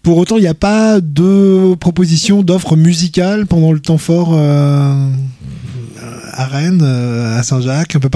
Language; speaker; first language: French; native; French